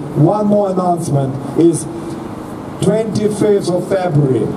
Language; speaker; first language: English; non-native, fluent; Ukrainian